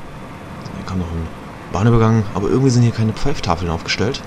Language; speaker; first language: German; native; German